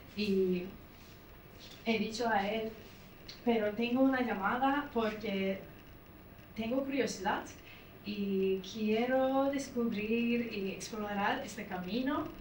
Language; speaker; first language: Spanish; non-native, learner; English